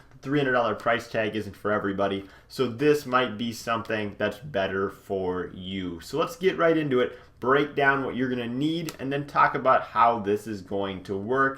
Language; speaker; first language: English; native; English